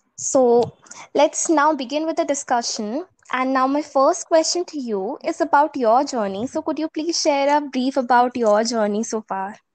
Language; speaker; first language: English; non-native, local second language; Hindi